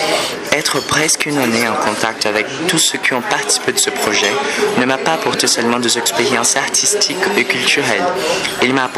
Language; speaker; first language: French; non-native, fluent; Portuguese